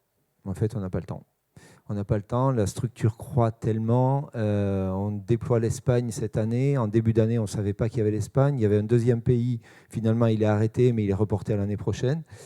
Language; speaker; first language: French; native; French